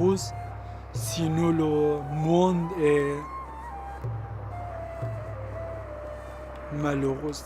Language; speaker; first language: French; non-native, learner; Pashto